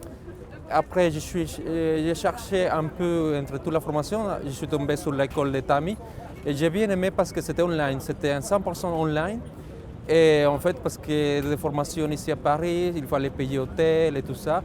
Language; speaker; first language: French; non-native, fluent; Spanish